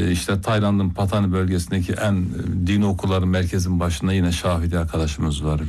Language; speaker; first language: Turkish; non-native, local second language; Zaza